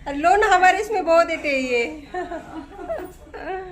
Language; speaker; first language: Hindi; non-native, local second language; Marathi